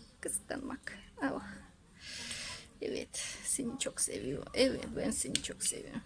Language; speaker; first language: Turkish; non-native, learner; Russian